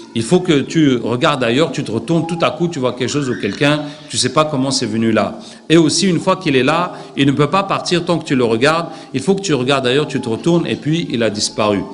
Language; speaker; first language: French; non-native, local second language; Arabic